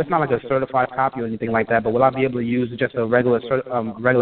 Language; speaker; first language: English; native; English